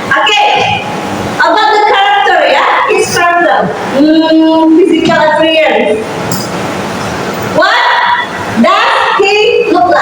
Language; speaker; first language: English; non-native, fluent; Indonesian